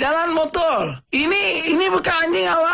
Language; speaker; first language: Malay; non-native, local second language; Tamil